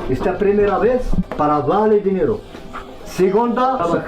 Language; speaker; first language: Spanish; non-native, learner; Arabic